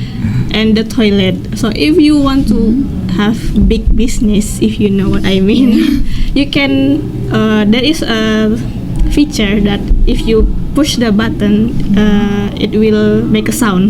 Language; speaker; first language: English; non-native, learner; Indonesian